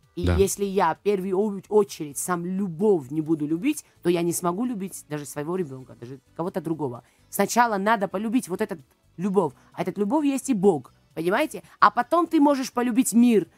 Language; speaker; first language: Russian; non-native, fluent; Georgian